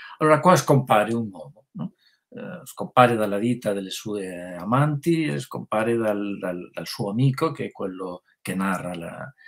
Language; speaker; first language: Italian; non-native, fluent; Spanish